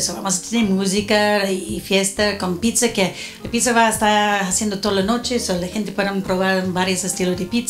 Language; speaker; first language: Spanish; non-native, fluent; Portuguese